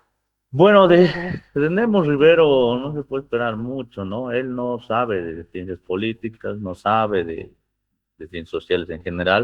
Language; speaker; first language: Spanish; native; Spanish